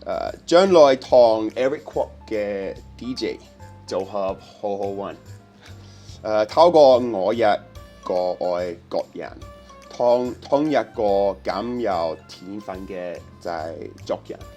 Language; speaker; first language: Cantonese; non-native, fluent; English